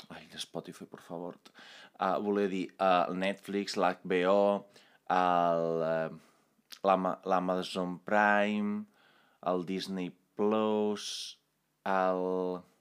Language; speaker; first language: Catalan; non-native, fluent; Italian